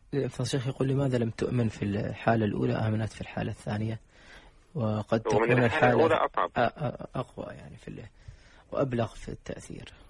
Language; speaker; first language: Arabic; native; Arabic